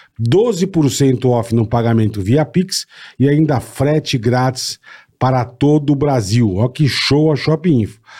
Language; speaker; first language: Portuguese; native; Portuguese